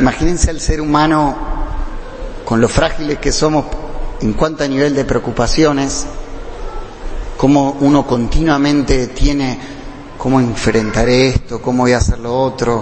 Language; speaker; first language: Spanish; native; Spanish